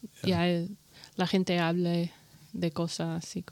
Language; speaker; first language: Spanish; non-native, learner; English